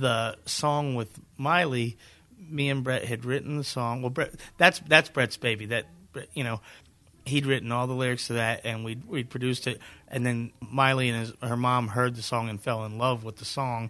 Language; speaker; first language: English; native; English